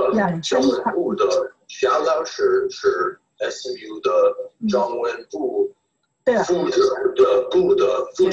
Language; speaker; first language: Chinese; non-native, learner; English